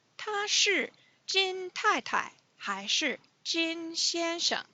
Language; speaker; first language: Chinese; non-native, fluent; English